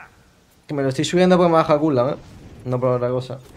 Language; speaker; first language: Spanish; native; Spanish